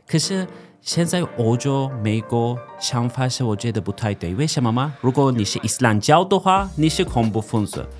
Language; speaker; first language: Chinese; non-native, fluent; Turkish